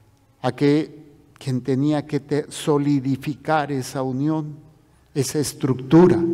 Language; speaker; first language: Spanish; native; Spanish